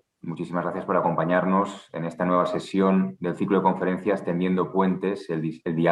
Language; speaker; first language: Spanish; native; Spanish